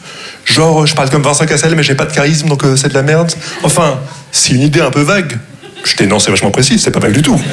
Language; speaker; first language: French; non-native, local second language; Arabic